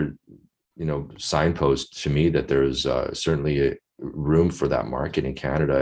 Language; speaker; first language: English; native; English